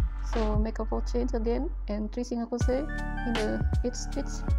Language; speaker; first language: English; non-native, learner; Indonesian